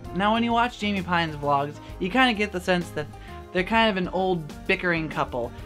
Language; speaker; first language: English; native; English